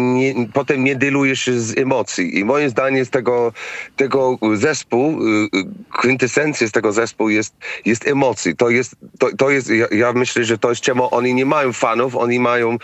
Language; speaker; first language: Polish; non-native, fluent; English